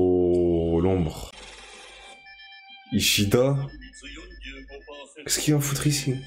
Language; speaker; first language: French; native; French